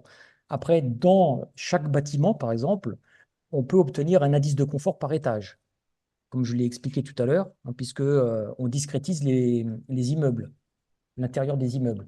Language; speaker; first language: French; native; French